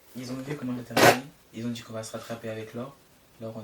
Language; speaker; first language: French; native; French